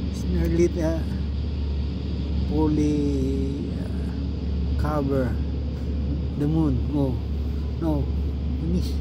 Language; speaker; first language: English; non-native, local second language; Filipino